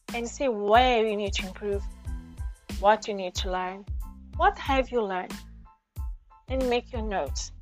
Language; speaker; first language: English; non-native, fluent; Portuguese